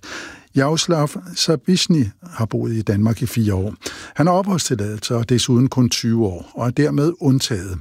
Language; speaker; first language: Danish; native; Danish